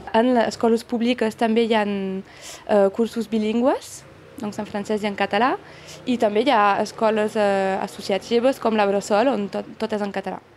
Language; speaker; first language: Catalan; non-native, local second language; French